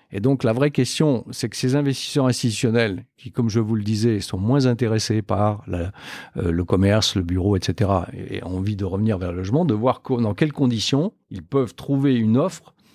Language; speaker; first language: French; native; French